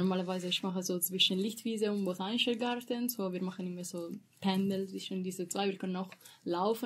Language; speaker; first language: German; non-native, learner; Italian